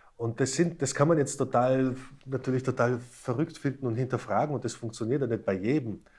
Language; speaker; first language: German; early bilingual, other home language; Slovak